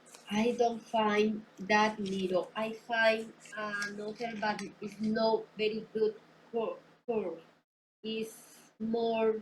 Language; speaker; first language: English; non-native, learner; Spanish